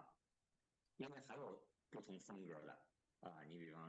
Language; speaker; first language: Chinese; native; Chinese